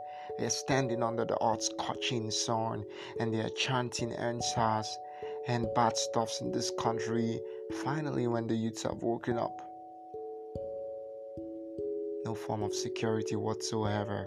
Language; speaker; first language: English; non-native, local second language; Yoruba